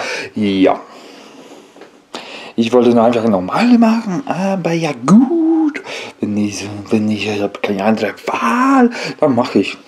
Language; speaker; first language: German; non-native, learner; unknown